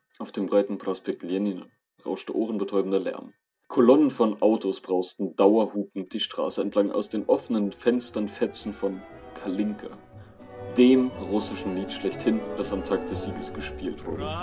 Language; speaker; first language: German; native; German